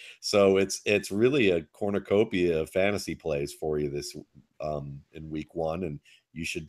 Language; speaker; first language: English; native; English